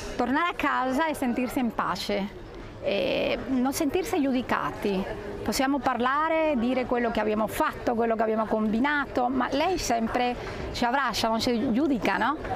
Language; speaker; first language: Italian; non-native, fluent; Spanish